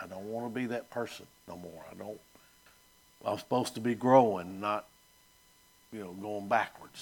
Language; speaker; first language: English; native; English